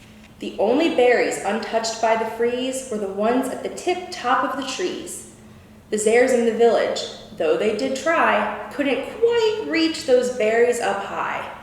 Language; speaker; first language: English; native; English